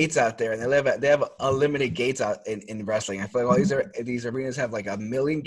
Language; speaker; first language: English; native; English